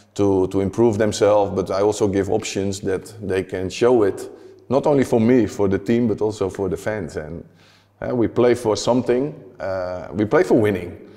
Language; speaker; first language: English; non-native, fluent; Dutch